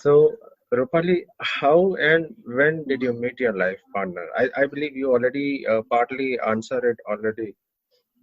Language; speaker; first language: English; non-native, local second language; Hindi